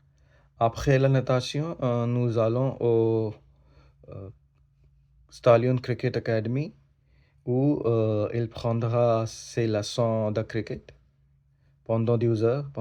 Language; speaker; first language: French; non-native, learner; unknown